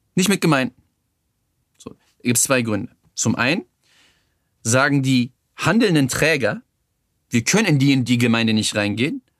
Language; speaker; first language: German; native; German